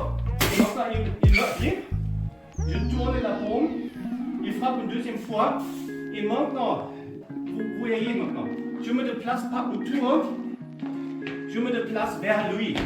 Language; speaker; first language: French; non-native, fluent; German